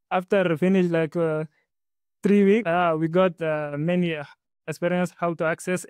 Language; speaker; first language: English; non-native, learner; Arabic